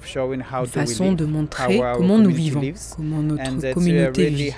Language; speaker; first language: French; non-native, fluent; Spanish